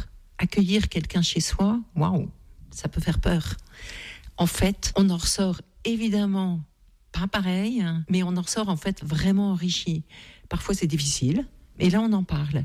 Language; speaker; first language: French; native; French